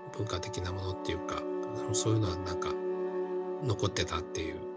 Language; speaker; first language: Japanese; native; Japanese